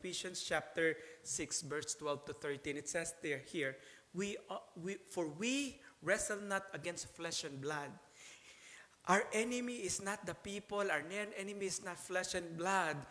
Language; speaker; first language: English; non-native, local second language; Filipino